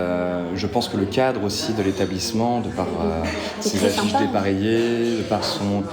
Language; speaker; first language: French; native; French